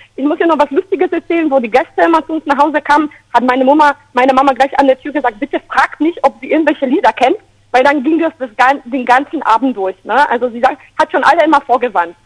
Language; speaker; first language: German; non-native, fluent; Polish